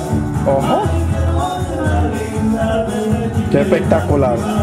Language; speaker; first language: Spanish; native; Spanish